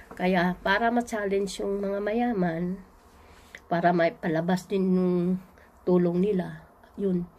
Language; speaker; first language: Filipino; native; Filipino